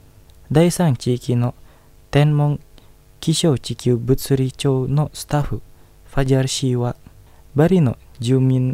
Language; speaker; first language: Japanese; non-native, fluent; Indonesian